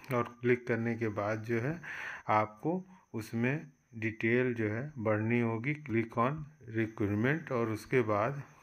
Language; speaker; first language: Hindi; native; Hindi